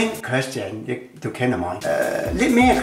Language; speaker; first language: Danish; non-native, fluent; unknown